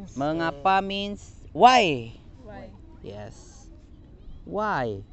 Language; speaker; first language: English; non-native, learner; Indonesian